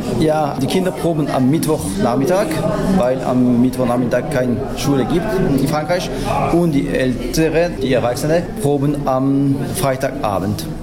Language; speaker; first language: German; non-native, local second language; French